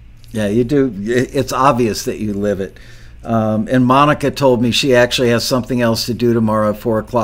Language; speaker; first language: English; native; English